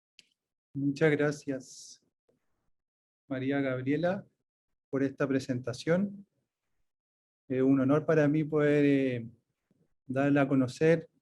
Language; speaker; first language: Spanish; native; Spanish